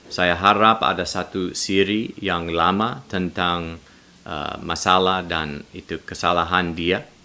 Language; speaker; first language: Indonesian; non-native, learner; English